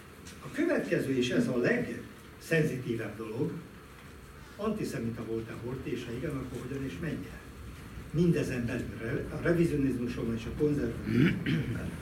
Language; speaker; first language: Hungarian; native; Hungarian